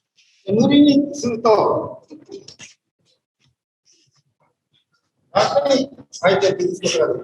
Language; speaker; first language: Japanese; native; Japanese